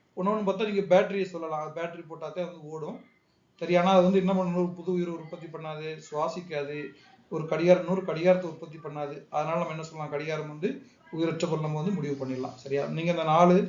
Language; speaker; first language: Tamil; native; Tamil